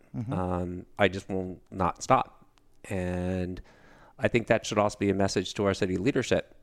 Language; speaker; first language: English; native; English